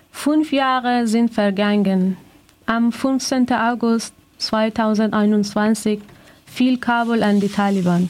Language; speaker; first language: German; non-native, fluent; Persian